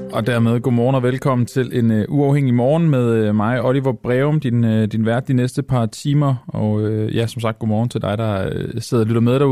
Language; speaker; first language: Danish; native; Danish